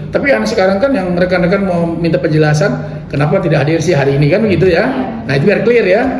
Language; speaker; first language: Indonesian; native; Indonesian